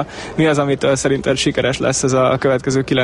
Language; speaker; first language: Hungarian; native; Hungarian